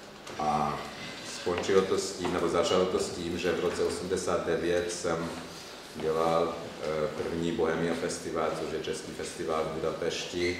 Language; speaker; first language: Czech; non-native, fluent; Hungarian